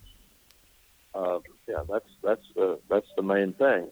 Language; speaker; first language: English; native; English